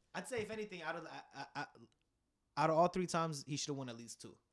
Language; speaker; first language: English; native; English